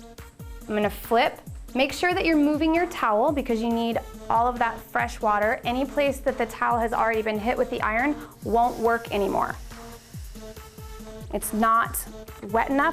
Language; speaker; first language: English; native; English